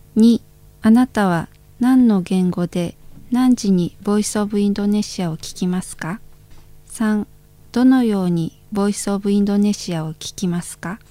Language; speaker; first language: Japanese; non-native, fluent; Indonesian